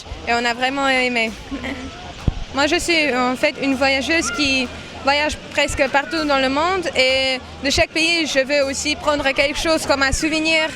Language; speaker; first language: French; non-native, local second language; Luxembourgish